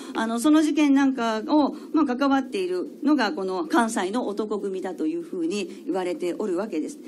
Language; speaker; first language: Japanese; native; Japanese